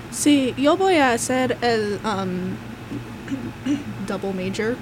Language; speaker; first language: Spanish; non-native, learner; English